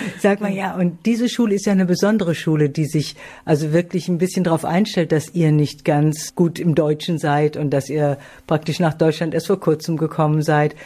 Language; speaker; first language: German; native; German